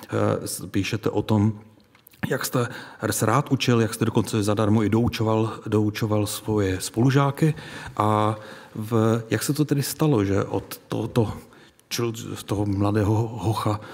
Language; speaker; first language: Czech; native; Czech